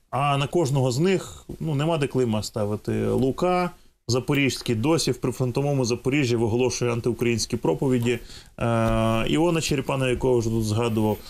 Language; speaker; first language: Ukrainian; native; Ukrainian